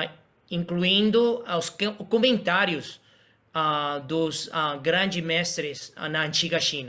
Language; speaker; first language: Portuguese; non-native, fluent; Spanish